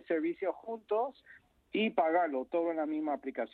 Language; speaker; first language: Spanish; non-native, fluent; English